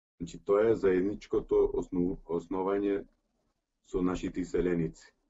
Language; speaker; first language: Macedonian; early bilingual, heritage; Macedonian